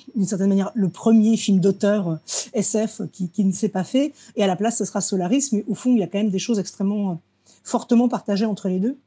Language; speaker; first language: French; early bilingual, other home language; Russian